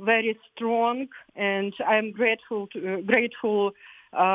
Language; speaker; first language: English; non-native, fluent; Ukrainian